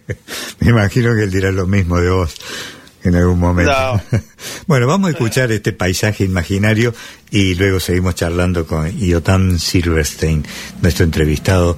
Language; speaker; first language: Spanish; native; Spanish